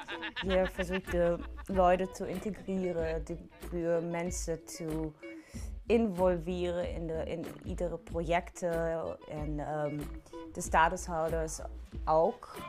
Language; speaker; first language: Dutch; non-native, learner; German